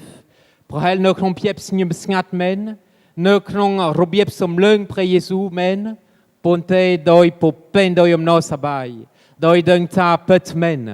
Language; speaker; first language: Khmer; non-native, fluent; French